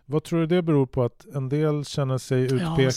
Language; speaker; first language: Swedish; native; Swedish